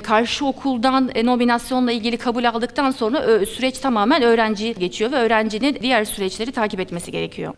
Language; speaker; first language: Turkish; native; Turkish